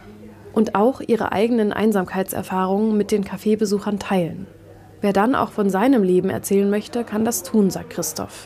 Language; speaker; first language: German; native; German